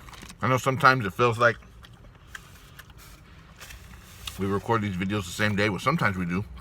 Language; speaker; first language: English; native; English